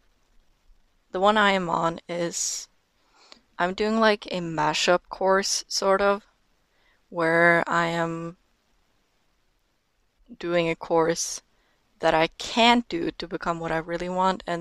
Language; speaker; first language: English; non-native, fluent; Norwegian